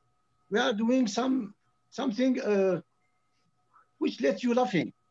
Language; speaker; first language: English; non-native, learner; French